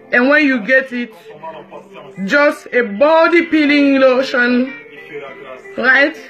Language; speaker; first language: English; non-native, local second language; French